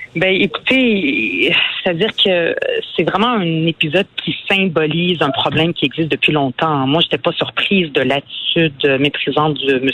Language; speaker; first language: French; early bilingual, other home language; Arabic